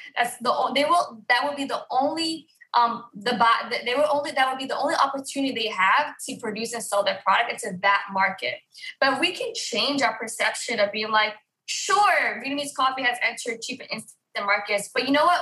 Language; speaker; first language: English; early bilingual, other home language; Vietnamese